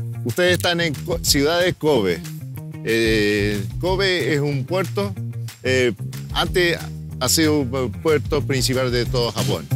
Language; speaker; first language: Spanish; early bilingual, heritage; Spanish